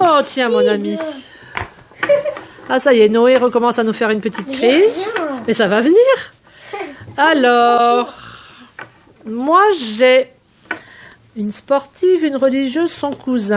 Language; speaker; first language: French; native; French